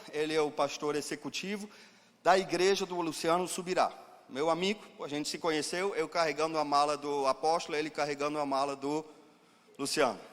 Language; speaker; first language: Portuguese; non-native, fluent; German